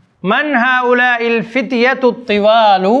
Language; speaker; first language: Arabic; non-native, fluent; Urdu